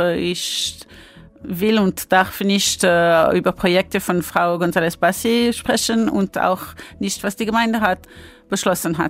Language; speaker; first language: German; non-native, fluent; French